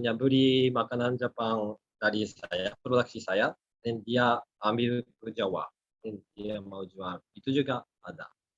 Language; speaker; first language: Indonesian; non-native, learner; Japanese